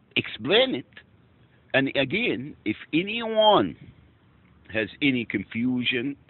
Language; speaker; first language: English; non-native, fluent; Arabic